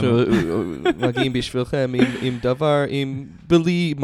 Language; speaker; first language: Hebrew; non-native, fluent; English